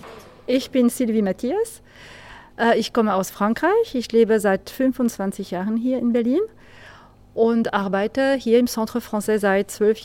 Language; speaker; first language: German; non-native, fluent; French